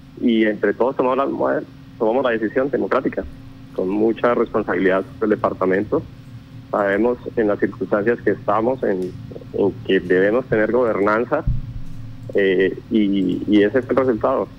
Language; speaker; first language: Spanish; native; Spanish